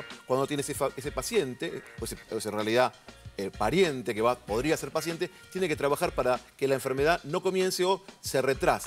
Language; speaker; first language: Spanish; native; Spanish